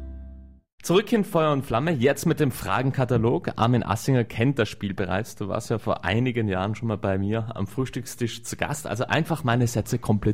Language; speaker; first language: German; native; German